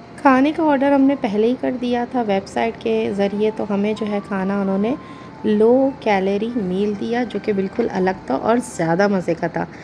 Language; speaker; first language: Urdu; native; Urdu